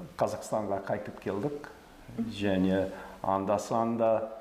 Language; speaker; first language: Kazakh; non-native, learner; English